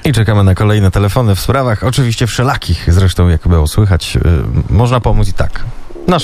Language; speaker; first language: Polish; native; Polish